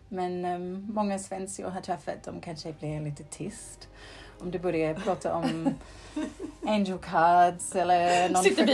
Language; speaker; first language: Swedish; non-native, fluent; English